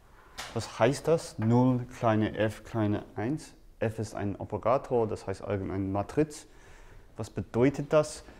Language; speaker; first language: German; non-native, fluent; English